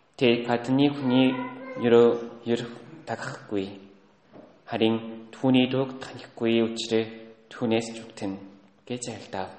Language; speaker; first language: Mongolian; non-native, fluent; Korean